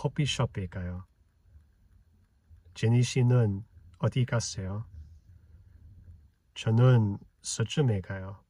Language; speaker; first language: Korean; non-native, learner; English